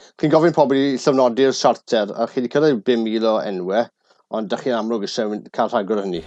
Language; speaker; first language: Welsh; native; Welsh